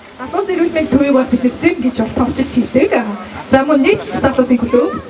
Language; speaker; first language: Mongolian; native; Mongolian